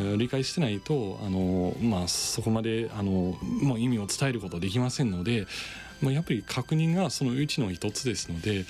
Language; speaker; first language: Japanese; non-native, fluent; English